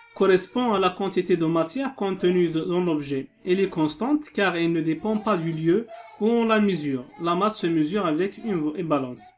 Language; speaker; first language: French; non-native, local second language; Arabic